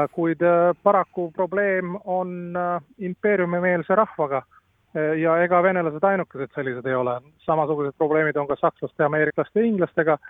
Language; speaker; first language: Estonian; non-native, fluent; Latvian